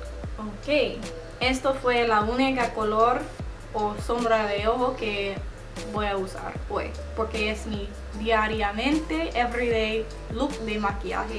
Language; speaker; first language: Spanish; non-native, learner; English